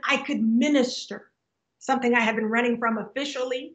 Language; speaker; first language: English; native; English